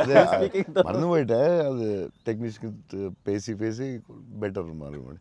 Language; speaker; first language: Tamil; non-native, local second language; Telugu